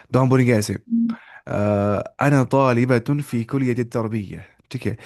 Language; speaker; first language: Arabic; non-native, fluent; Urdu